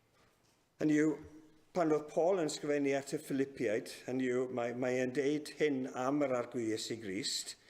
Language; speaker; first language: Welsh; native; Welsh